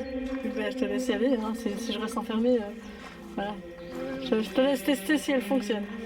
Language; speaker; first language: French; native; French